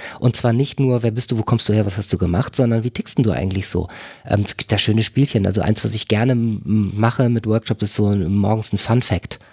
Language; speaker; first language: German; native; German